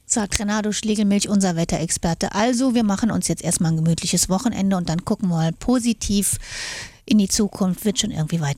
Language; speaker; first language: German; native; German